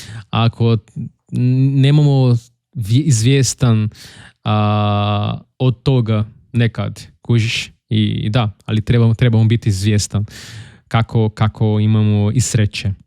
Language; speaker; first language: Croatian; non-native, learner; Portuguese